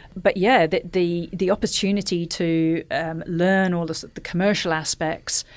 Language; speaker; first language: English; native; English